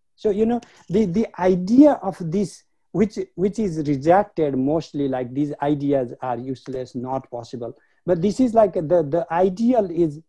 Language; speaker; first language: English; non-native, local second language; Nepali